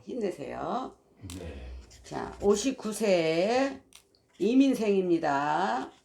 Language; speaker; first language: Korean; native; Korean